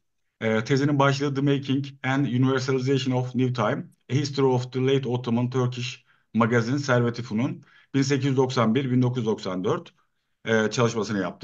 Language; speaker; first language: Turkish; native; Turkish